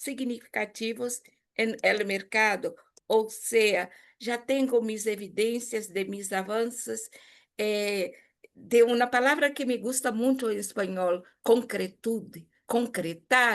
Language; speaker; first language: Spanish; non-native, fluent; Portuguese